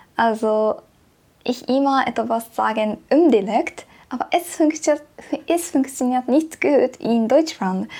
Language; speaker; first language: German; non-native, fluent; Japanese